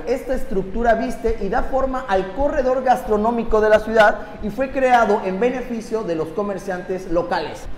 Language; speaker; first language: Spanish; native; Spanish